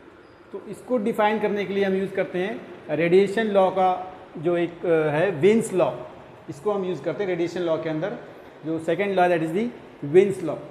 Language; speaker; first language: Hindi; native; Hindi